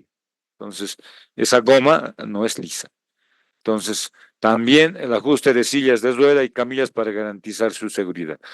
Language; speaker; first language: Spanish; native; Spanish